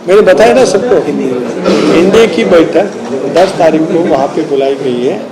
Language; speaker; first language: Hindi; non-native, local second language; Marathi